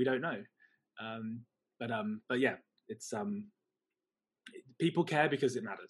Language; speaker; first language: English; native; English